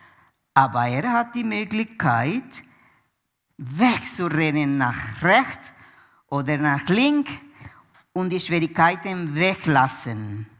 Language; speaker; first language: German; non-native, fluent; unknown